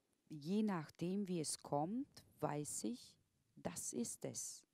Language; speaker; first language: German; non-native, fluent; Slovak